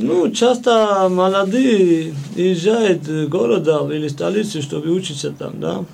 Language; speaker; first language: Russian; non-native, fluent; Georgian